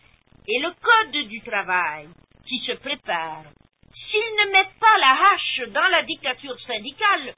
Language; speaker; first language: French; native; French